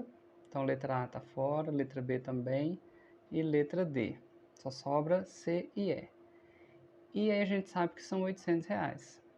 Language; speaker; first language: Portuguese; native; Portuguese